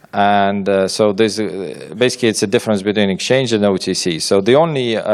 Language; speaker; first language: English; non-native, fluent; Ukrainian